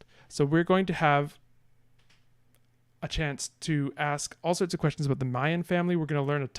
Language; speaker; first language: English; native; English